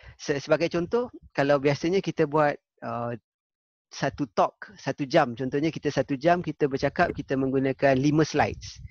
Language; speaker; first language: Malay; native; Malay